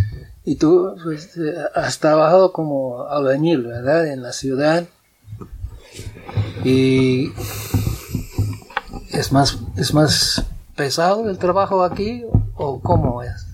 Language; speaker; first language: Spanish; non-native, fluent; English